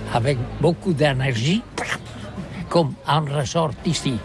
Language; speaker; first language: French; non-native, learner; Catalan